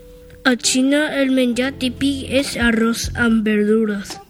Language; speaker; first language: Catalan; early bilingual, other home language; Chinese